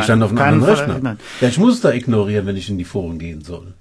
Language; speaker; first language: German; native; German